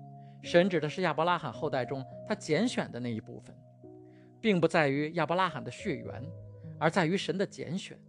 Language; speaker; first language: Chinese; native; Chinese